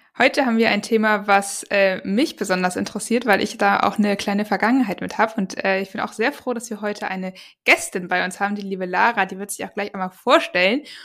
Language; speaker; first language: German; native; German